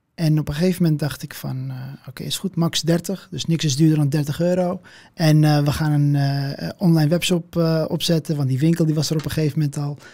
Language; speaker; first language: Dutch; early bilingual, other home language; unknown